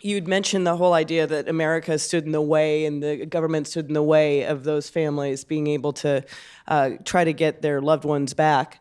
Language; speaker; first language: English; native; English